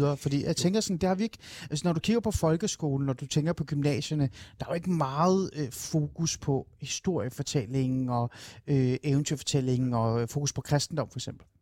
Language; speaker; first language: Danish; native; Danish